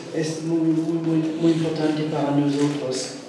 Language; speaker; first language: Spanish; non-native, learner; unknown